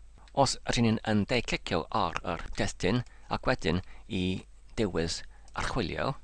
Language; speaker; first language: Welsh; non-native, learner; English